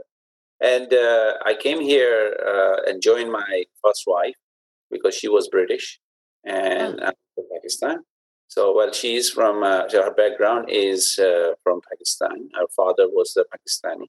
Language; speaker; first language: English; non-native, local second language; Urdu